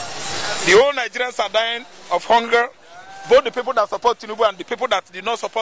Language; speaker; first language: English; non-native, local second language; Igbo